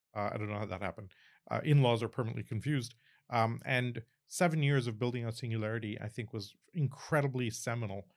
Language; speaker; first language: English; early bilingual, other home language; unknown